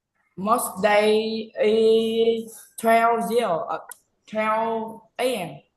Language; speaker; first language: English; non-native, learner; Vietnamese